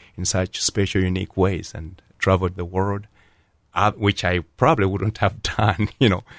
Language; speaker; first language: English; non-native, local second language; Ganda